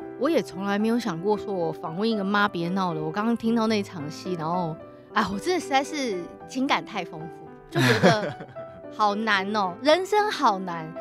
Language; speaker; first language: Chinese; native; Chinese